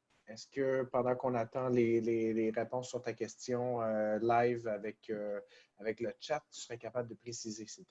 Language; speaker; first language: French; native; French